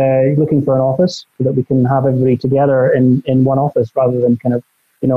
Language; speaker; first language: English; native; English